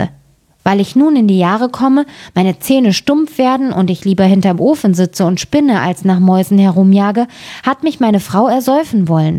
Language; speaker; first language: German; native; German